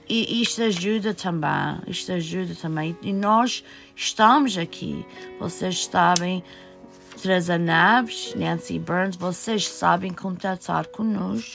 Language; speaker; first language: Portuguese; early bilingual, heritage; Portuguese